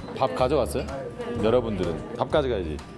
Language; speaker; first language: Korean; native; Korean